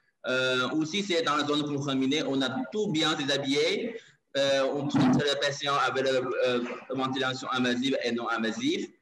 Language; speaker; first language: French; non-native, learner; Chinese